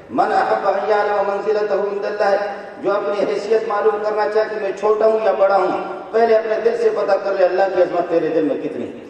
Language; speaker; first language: Urdu; non-native, local second language; Brahui